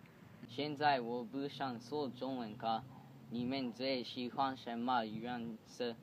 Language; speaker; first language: Chinese; non-native, learner; English